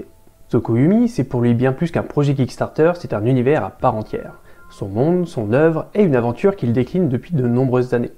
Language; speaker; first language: French; native; French